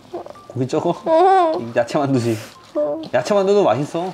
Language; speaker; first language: Korean; native; Korean